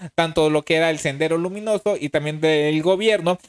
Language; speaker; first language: Spanish; native; Spanish